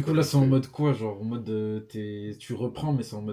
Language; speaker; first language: French; native; French